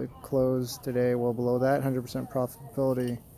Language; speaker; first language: English; native; English